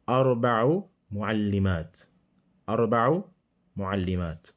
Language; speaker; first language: Arabic; non-native, fluent; English